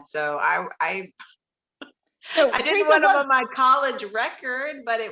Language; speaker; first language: English; native; English